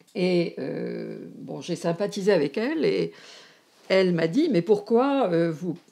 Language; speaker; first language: French; native; French